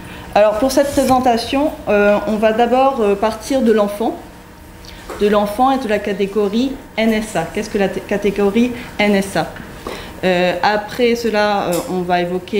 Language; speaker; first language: French; native; French